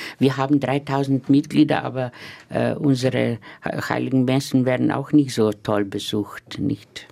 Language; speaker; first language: German; non-native, fluent; Slovenian